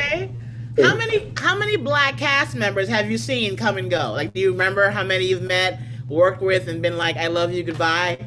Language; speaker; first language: English; native; English